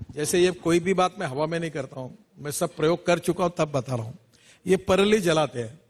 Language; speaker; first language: Hindi; non-native, local second language; Marathi